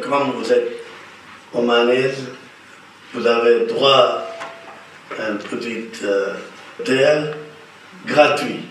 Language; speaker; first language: French; non-native, learner; Arabic